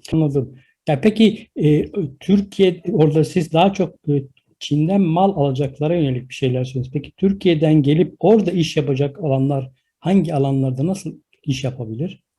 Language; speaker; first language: Turkish; native; Turkish